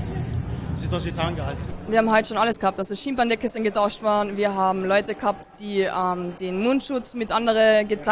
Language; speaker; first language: German; native; German